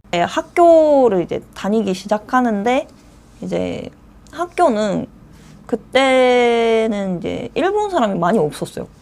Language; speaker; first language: Korean; non-native, fluent; Japanese